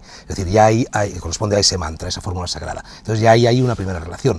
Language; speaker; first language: Spanish; native; Spanish